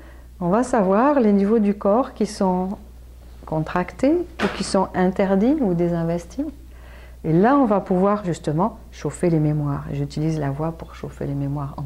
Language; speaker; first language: French; native; French